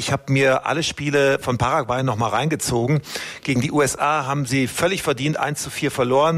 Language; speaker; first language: German; native; German